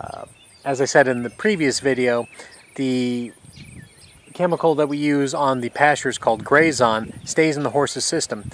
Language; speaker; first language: English; native; English